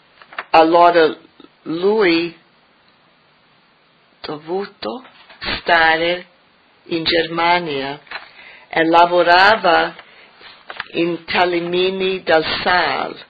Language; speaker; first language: Italian; early bilingual, heritage; English